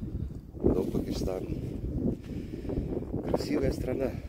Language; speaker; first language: Russian; non-native, learner; Urdu